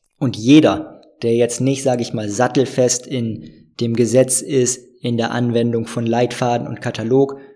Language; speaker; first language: German; native; German